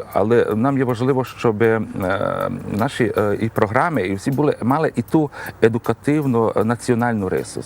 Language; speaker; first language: Ukrainian; early bilingual, heritage; Ukrainian